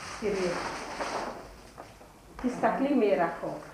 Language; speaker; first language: Hebrew; non-native, fluent; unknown